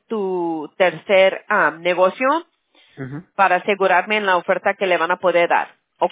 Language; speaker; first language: Spanish; early bilingual, heritage; Spanish